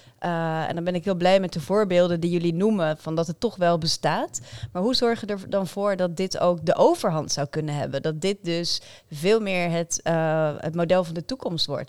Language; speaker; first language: Dutch; native; Dutch